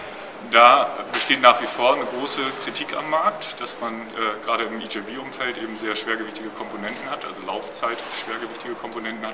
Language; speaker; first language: German; native; German